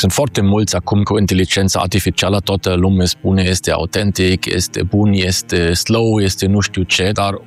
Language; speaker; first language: Romanian; non-native, fluent; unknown